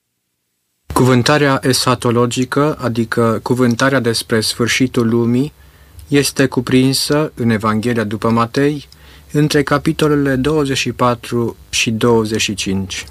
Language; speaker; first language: Romanian; native; Romanian